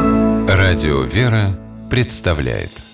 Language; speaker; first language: Russian; native; Russian